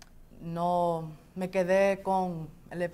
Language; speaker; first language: Spanish; early bilingual, heritage; Spanish